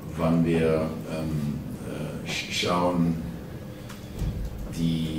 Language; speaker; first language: German; non-native, fluent; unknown